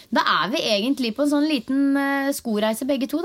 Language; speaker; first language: Norwegian; native; Norwegian